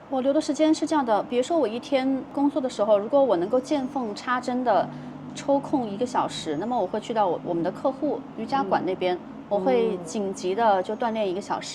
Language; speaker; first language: Chinese; native; Chinese